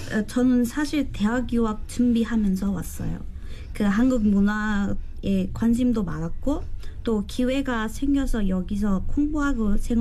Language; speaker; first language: Korean; non-native, fluent; Nepali